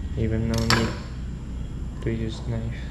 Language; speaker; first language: English; non-native, learner; Russian